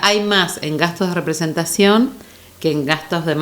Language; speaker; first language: Spanish; native; Spanish